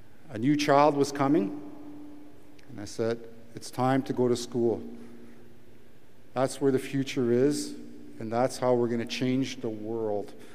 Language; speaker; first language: English; early bilingual, other home language; French